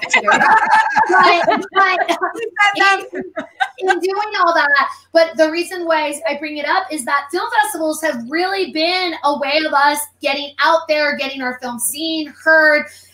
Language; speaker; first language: English; early bilingual, other home language; Spanish